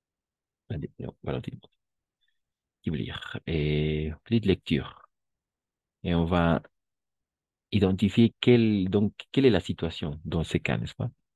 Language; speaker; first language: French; non-native, fluent; Spanish